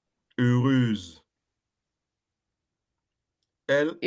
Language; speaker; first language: French; non-native, fluent; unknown